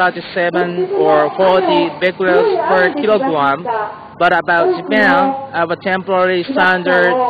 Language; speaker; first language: English; non-native, learner; Japanese